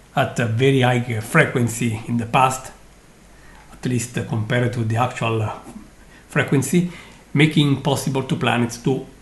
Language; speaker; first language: English; non-native, fluent; Italian